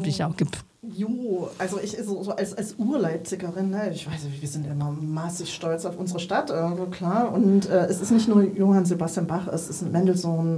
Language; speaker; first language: German; native; German